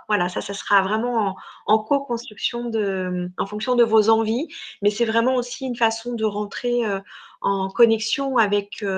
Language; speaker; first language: French; native; French